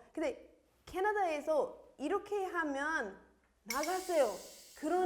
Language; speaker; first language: Korean; non-native, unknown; English